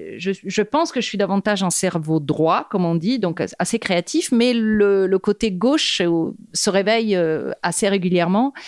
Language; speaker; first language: French; non-native, fluent; Italian